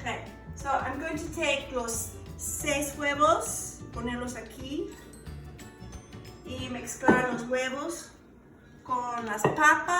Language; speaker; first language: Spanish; non-native, learner; English